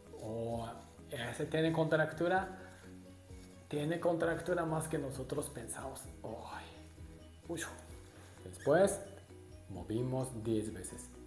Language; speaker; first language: Spanish; non-native, learner; Japanese